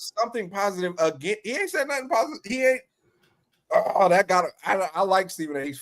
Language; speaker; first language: English; native; English